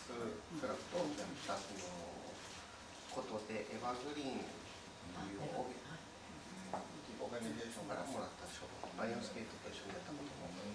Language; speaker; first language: Japanese; early bilingual, heritage; Japanese